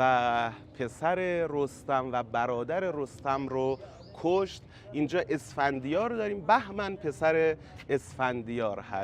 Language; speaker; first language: Persian; native; Persian